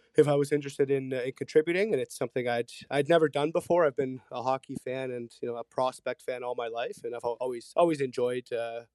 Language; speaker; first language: English; early bilingual, other home language; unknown